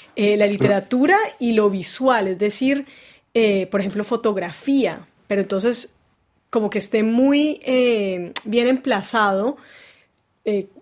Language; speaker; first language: Spanish; native; Spanish